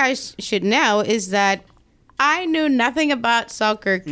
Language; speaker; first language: English; non-native, fluent; Spanish